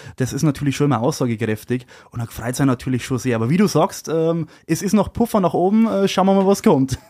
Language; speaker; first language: German; native; German